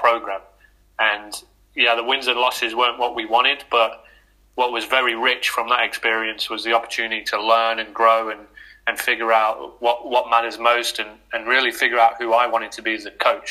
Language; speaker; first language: English; native; English